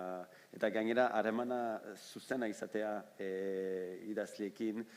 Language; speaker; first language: Basque; non-native, fluent; French